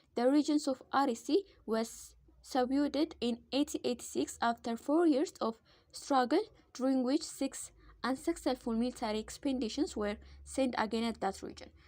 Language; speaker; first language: English; non-native, local second language; Amharic